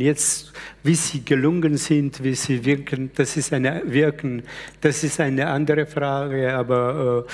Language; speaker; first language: German; early bilingual, other home language; Slovenian